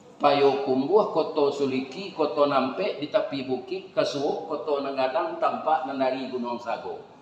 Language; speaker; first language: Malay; non-native, local second language; Minangkabau